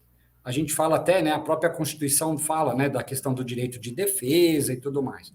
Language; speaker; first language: Portuguese; native; Portuguese